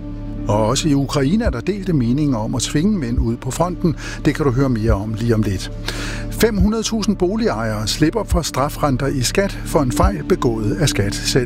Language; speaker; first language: Danish; native; Danish